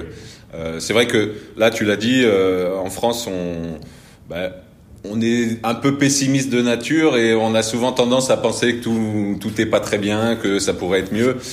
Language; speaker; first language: French; native; French